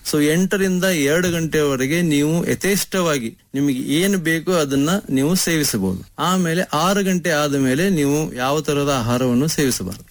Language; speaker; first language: Kannada; native; Kannada